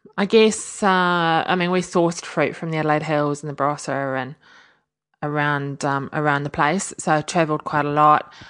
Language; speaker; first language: English; native; English